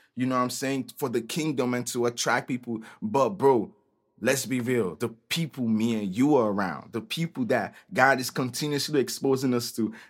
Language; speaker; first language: English; non-native, local second language; Igbo